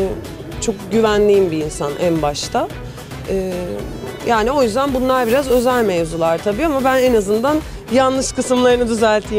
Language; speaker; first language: Turkish; native; Turkish